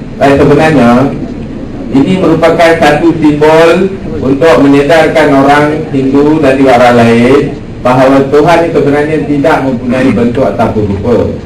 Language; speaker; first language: Malay; non-native, local second language; Tamil